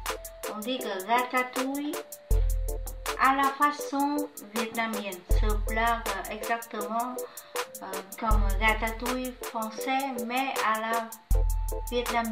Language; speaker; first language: French; non-native, fluent; Vietnamese